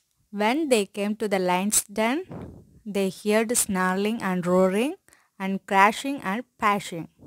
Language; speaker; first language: English; non-native, local second language; Tamil